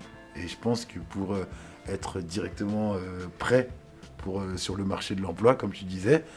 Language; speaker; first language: French; native; French